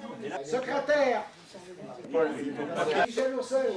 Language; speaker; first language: French; native; French